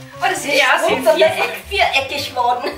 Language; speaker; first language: German; non-native, fluent; Korean